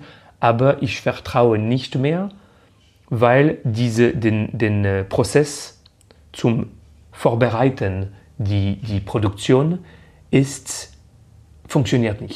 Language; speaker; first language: German; non-native, fluent; French